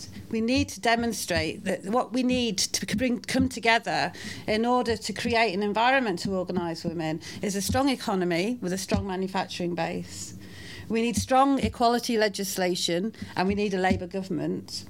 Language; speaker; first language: English; native; English